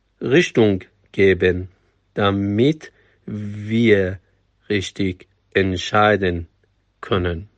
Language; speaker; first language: German; non-native, fluent; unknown